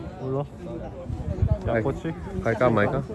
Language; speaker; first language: Korean; non-native, learner; Thai